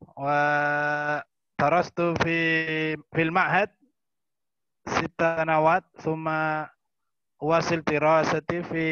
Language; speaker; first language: Arabic; non-native, learner; Indonesian